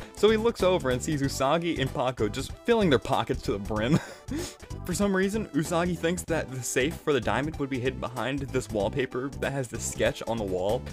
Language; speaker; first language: English; native; English